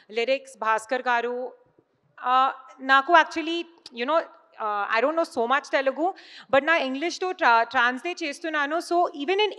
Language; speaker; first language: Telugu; non-native, learner; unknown